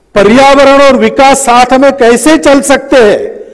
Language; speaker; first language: Hindi; native; Hindi